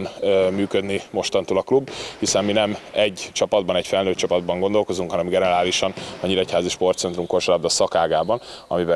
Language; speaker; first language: Hungarian; native; Hungarian